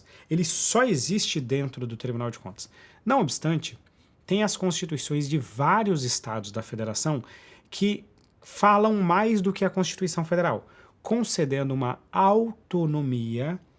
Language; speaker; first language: Portuguese; native; Portuguese